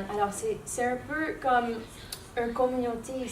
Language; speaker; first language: French; non-native, learner; English